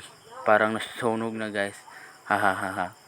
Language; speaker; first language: Filipino; non-native, local second language; Cebuano